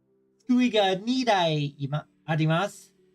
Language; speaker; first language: Japanese; non-native, learner; English